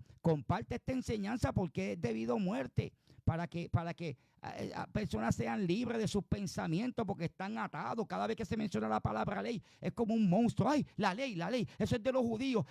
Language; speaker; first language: Spanish; native; Spanish